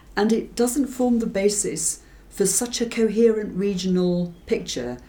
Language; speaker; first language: English; native; English